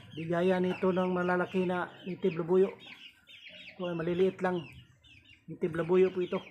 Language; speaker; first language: Filipino; non-native, local second language; Cebuano